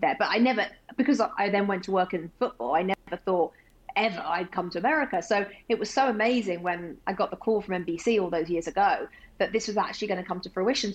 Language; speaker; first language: English; native; English